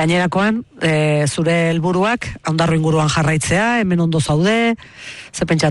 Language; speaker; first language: Basque; native; Basque